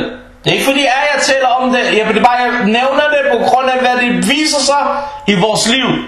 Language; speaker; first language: Danish; early bilingual, other home language; Arabic